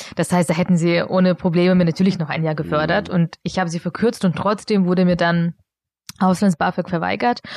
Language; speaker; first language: German; early bilingual, other home language; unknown